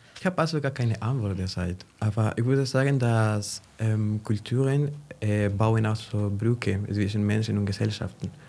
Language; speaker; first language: German; non-native, fluent; Spanish